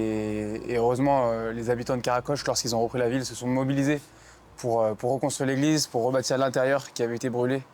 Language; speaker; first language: French; native; French